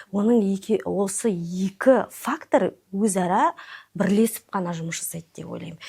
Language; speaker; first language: Kazakh; non-native, local second language; Russian